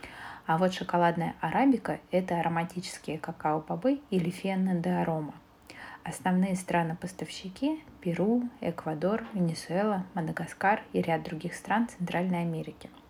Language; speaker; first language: Russian; native; Russian